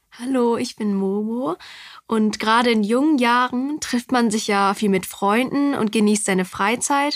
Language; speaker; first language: German; native; German